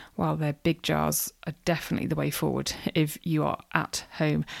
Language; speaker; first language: English; native; English